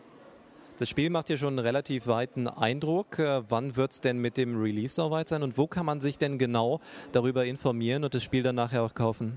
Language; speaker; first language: German; native; German